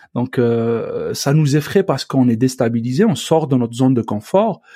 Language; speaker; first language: French; non-native, local second language; Arabic